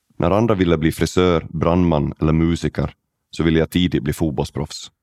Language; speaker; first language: Swedish; native; Swedish